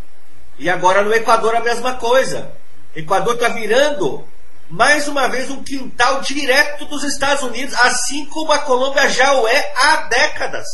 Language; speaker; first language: Portuguese; native; Portuguese